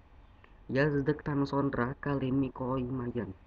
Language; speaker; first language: Turkish; non-native, learner; Indonesian